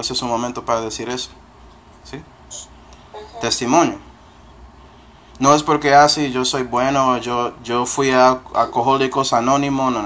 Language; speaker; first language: Spanish; non-native, fluent; English